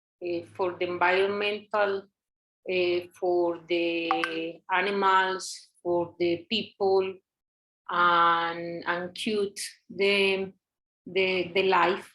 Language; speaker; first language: English; non-native, learner; Spanish